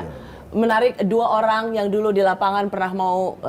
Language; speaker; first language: Indonesian; native; Indonesian